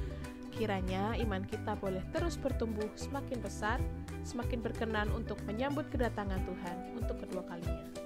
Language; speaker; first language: Indonesian; native; Indonesian